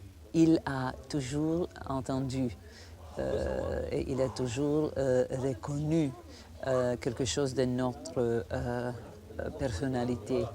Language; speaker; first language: French; non-native, fluent; Croatian